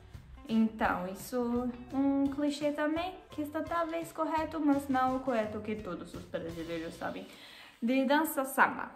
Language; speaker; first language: Portuguese; non-native, learner; German